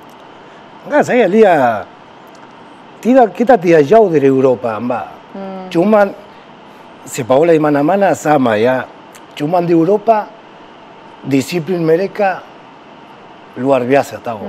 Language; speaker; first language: Indonesian; non-native, fluent; Spanish